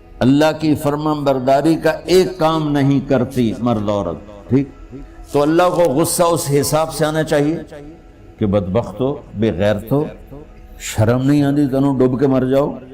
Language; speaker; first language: Urdu; non-native, local second language; Punjabi